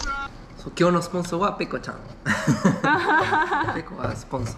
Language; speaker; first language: Japanese; non-native, fluent; Spanish